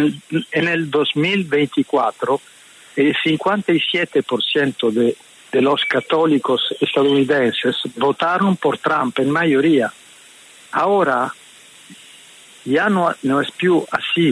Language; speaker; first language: Spanish; non-native, fluent; Italian